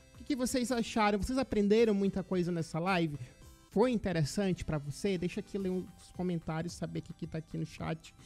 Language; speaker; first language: Portuguese; native; Portuguese